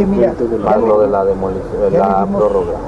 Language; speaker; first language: Spanish; native; Spanish